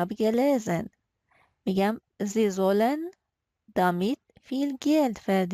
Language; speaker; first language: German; non-native, fluent; Persian